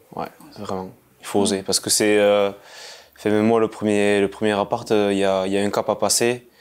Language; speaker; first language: French; native; French